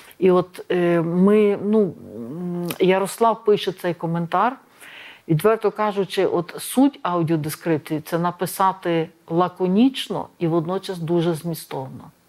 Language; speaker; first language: Ukrainian; native; Ukrainian